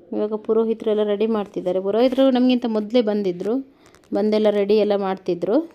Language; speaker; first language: Kannada; non-native, local second language; Tulu